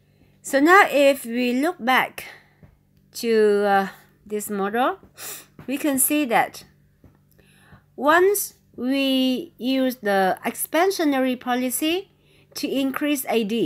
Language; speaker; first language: English; non-native, fluent; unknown